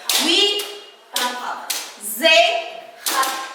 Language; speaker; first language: English; non-native, learner; Kazakh